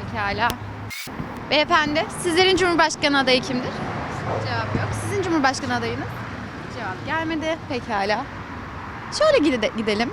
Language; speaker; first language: Turkish; native; Turkish